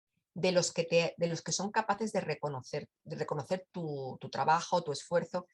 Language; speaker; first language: Spanish; native; Spanish